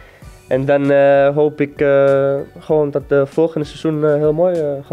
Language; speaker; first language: Dutch; non-native, fluent; Danish